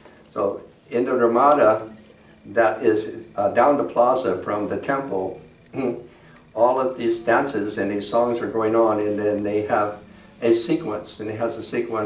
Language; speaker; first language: English; native; English